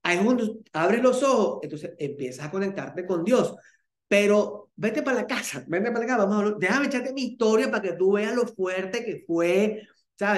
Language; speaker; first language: Spanish; native; Spanish